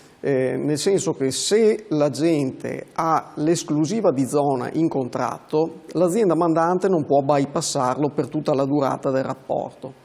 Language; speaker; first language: Italian; native; Italian